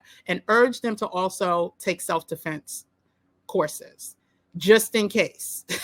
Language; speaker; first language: English; native; English